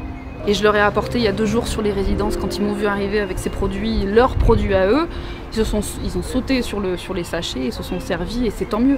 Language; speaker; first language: French; native; French